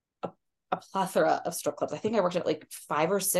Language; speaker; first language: English; native; English